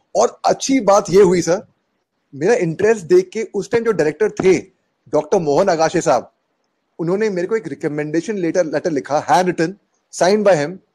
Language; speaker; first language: Hindi; native; Hindi